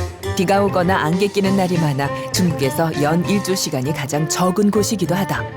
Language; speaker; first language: Korean; native; Korean